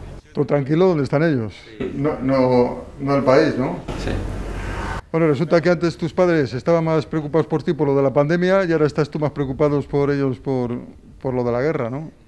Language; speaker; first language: Spanish; native; Spanish